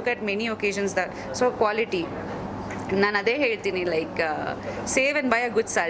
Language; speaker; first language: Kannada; non-native, fluent; Bangla